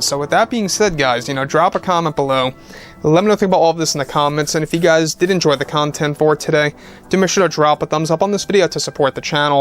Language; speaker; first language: English; native; English